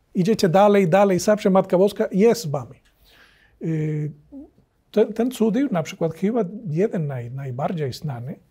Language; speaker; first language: Polish; non-native, learner; Spanish